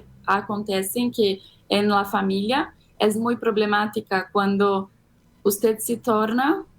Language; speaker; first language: Spanish; non-native, fluent; Portuguese